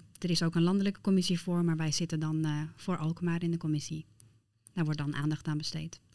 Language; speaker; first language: Dutch; early bilingual, other home language; Persian